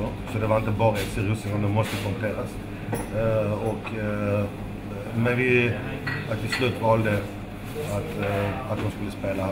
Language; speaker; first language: Swedish; early bilingual, other home language; Macedonian